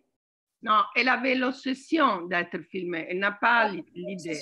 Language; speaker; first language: French; non-native, learner; Italian